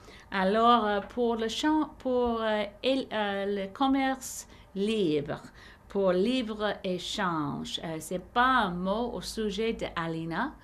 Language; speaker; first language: French; non-native, learner; English